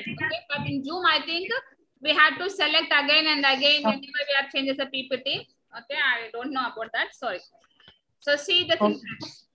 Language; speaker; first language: English; non-native, local second language; Telugu